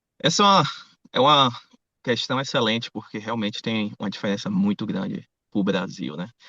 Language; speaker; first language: Portuguese; native; Portuguese